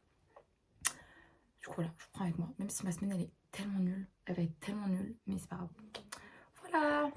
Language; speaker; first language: French; native; French